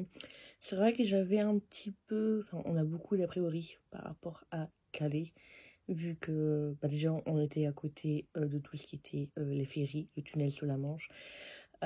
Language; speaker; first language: French; native; French